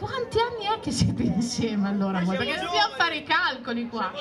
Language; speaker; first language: Italian; native; Italian